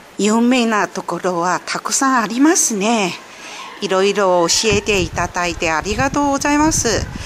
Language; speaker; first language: Japanese; native; Japanese